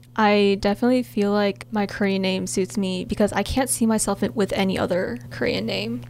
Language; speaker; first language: English; early bilingual, other home language; Korean